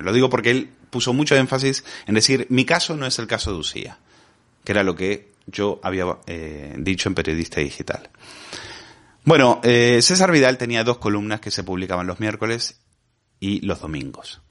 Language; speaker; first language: Spanish; native; Spanish